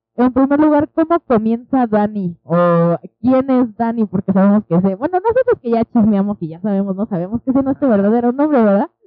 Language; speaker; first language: Spanish; native; Spanish